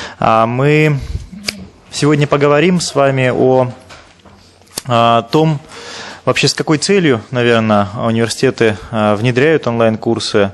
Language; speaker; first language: Russian; native; Russian